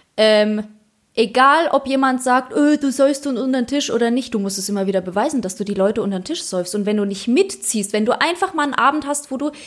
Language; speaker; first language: German; early bilingual, other home language; Polish